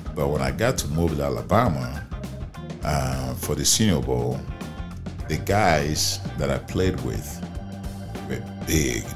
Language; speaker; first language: English; non-native, local second language; Igbo